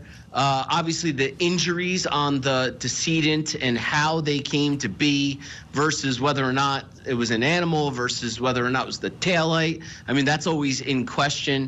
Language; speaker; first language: English; native; English